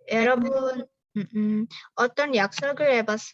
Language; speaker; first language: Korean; non-native, fluent; Indonesian